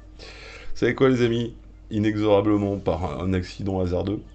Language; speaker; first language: French; native; French